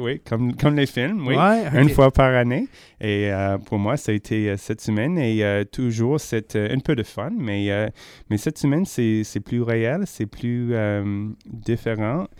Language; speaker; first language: French; non-native, learner; English